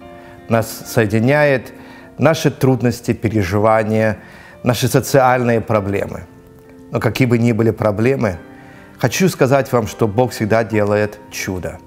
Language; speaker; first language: Ukrainian; non-native, local second language; Russian